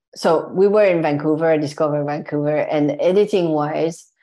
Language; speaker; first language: English; non-native, fluent; French